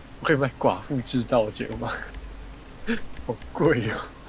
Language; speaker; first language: Chinese; native; Chinese